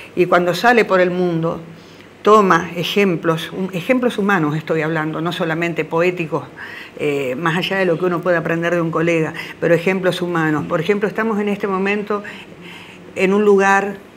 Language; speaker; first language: Spanish; native; Spanish